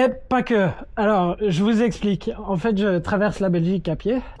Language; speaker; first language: French; native; French